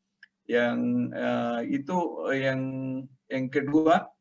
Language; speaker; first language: Indonesian; non-native, learner; Tamil